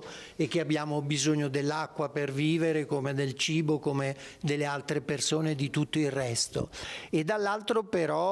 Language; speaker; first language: Italian; native; Italian